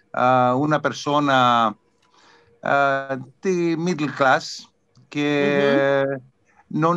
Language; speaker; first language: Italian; non-native, learner; Greek